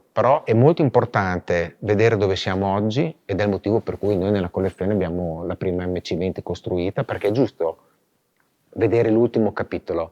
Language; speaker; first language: Italian; native; Italian